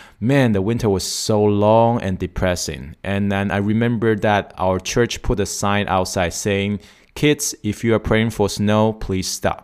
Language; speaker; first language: English; non-native, fluent; Chinese